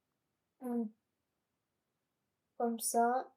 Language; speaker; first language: French; non-native, local second language; Arabic